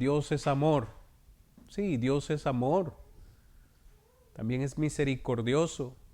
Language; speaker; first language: Spanish; native; Spanish